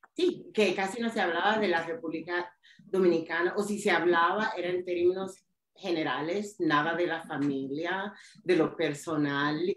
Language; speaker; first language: Spanish; early bilingual, heritage; Spanish